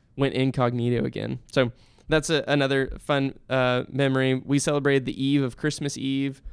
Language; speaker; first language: English; native; English